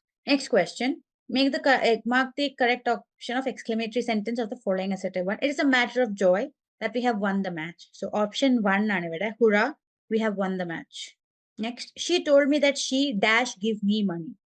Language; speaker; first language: English; non-native, local second language; Malayalam